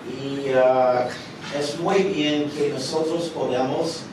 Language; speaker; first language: Spanish; early bilingual, heritage; English